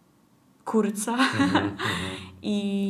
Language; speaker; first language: Russian; non-native, learner; English